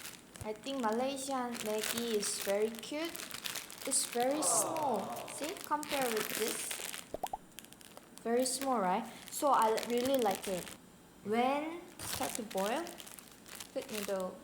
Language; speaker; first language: English; non-native, fluent; Korean